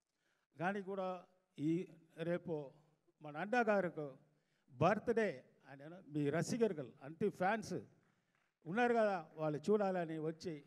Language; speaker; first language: Telugu; non-native, fluent; Tamil